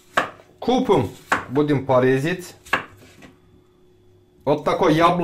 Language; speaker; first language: Russian; non-native, learner; Turkish